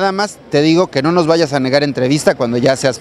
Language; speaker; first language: Spanish; native; Spanish